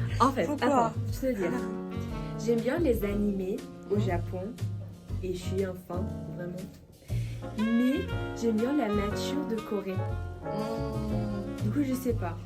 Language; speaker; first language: French; non-native, learner; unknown